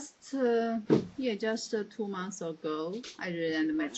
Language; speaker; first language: English; non-native, learner; Chinese